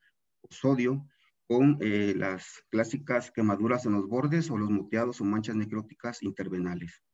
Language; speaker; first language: Spanish; native; Spanish